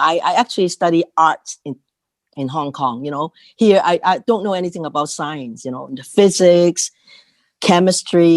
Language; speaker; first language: English; non-native, local second language; Cantonese